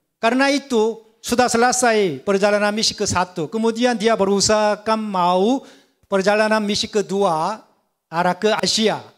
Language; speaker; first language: Indonesian; non-native, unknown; Korean